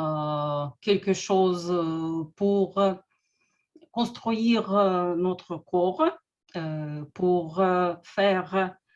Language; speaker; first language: French; non-native, learner; Russian